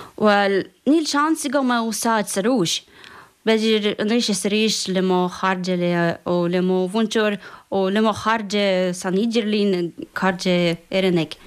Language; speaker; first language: Irish; non-native, fluent; Russian